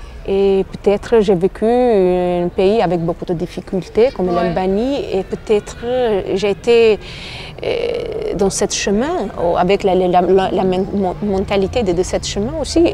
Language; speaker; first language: French; non-native, fluent; Albanian